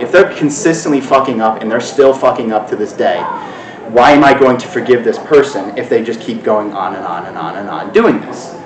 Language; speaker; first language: English; native; English